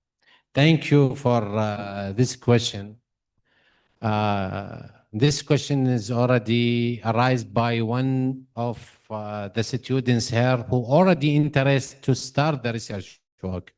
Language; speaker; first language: English; non-native, fluent; Arabic